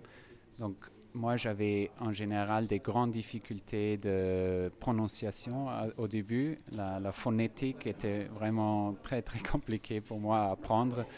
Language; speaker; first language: French; non-native, fluent; German